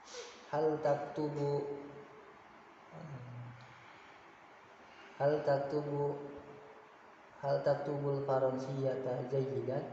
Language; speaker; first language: Arabic; non-native, learner; Indonesian